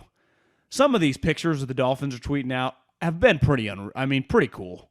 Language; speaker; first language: English; native; English